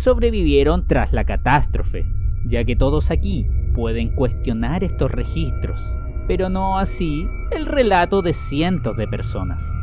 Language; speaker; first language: Spanish; native; Spanish